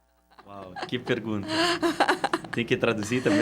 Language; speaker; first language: Portuguese; non-native, fluent; Italian